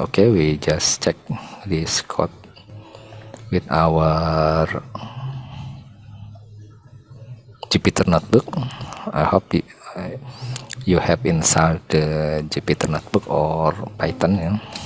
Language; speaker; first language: English; non-native, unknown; Indonesian